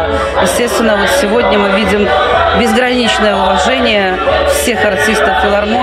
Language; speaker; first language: Russian; native; Russian